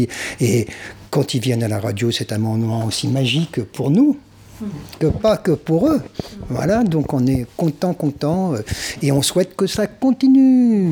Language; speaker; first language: French; native; French